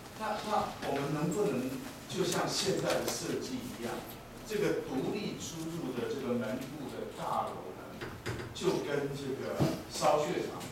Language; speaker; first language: Chinese; native; Chinese